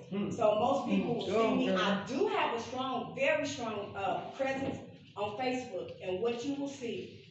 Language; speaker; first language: English; native; English